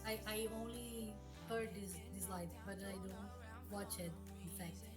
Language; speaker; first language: English; non-native, learner; Portuguese